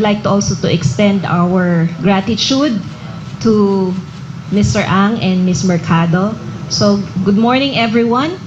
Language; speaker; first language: English; non-native, local second language; Filipino